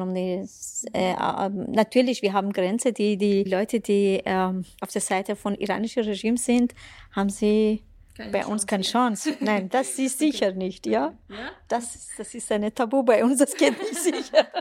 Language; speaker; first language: German; non-native, fluent; Persian